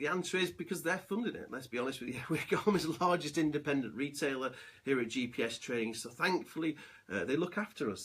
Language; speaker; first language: English; native; English